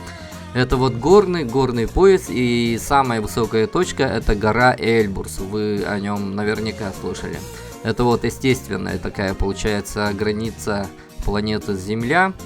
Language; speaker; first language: Russian; native; Russian